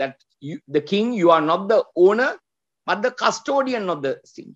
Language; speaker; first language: English; non-native, local second language; Sinhala